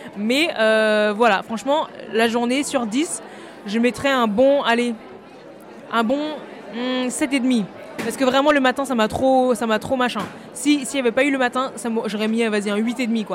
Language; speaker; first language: French; native; French